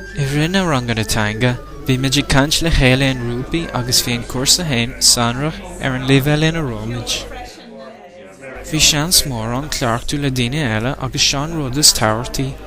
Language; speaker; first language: Irish; non-native, local second language; English